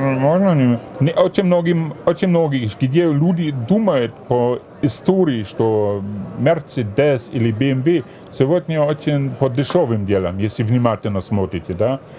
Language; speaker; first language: Russian; non-native, fluent; German